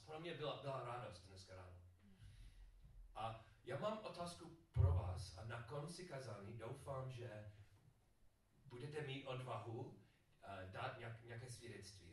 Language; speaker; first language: Czech; non-native, learner; English